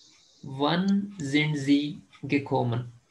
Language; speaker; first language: German; non-native, fluent; Urdu